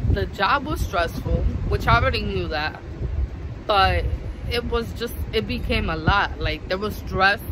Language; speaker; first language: English; native; English